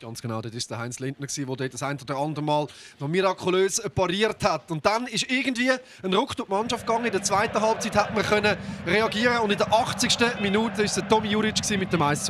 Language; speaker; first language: German; native; German